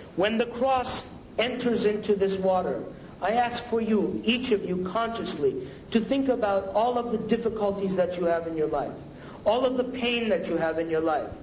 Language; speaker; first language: English; native; English